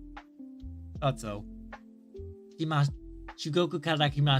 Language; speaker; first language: Japanese; non-native, learner; English